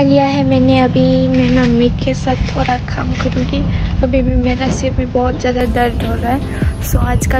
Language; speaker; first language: Hindi; non-native, local second language; Bodo